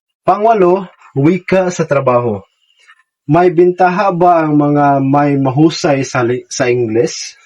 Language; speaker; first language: Filipino; non-native, local second language; Cebuano